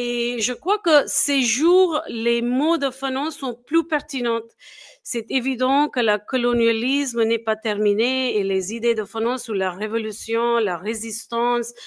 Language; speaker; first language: French; non-native, fluent; English